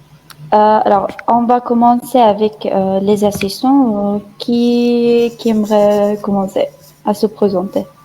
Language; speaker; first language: French; non-native, fluent; Arabic